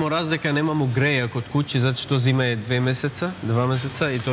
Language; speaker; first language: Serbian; non-native, learner; Arabic